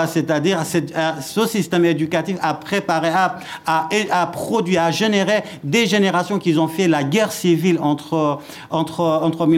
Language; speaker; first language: French; non-native, fluent; Kurdish